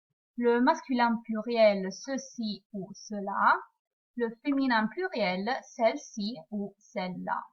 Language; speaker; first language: French; non-native, fluent; Italian